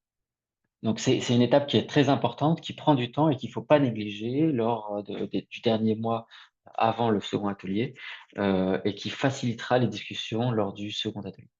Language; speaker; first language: French; native; French